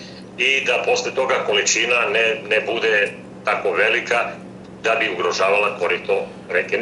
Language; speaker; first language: Serbian; native; Serbian